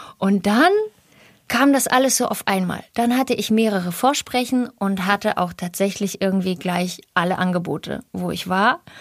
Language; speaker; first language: German; early bilingual, other home language; Russian